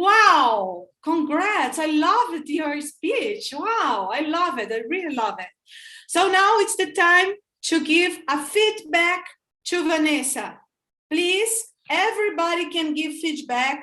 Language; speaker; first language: English; non-native, learner; Portuguese